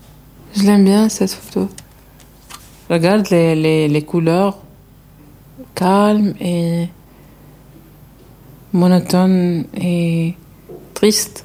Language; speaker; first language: French; non-native, local second language; Arabic